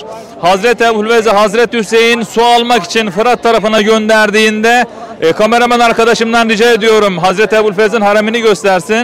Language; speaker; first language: Turkish; native; Turkish